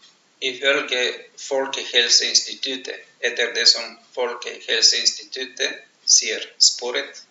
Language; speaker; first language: Norwegian; non-native, fluent; Bulgarian